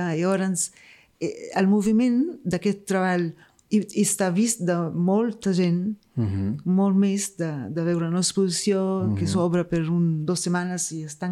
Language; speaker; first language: Catalan; non-native, fluent; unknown